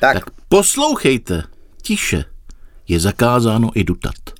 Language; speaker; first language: Czech; native; Czech